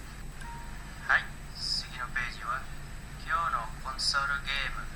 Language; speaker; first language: Japanese; non-native, learner; Indonesian